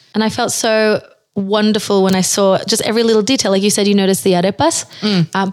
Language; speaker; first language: English; early bilingual, other home language; Spanish